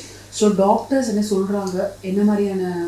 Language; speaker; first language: Tamil; native; Tamil